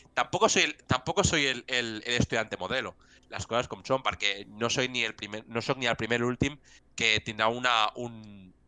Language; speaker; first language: Spanish; non-native, local second language; Catalan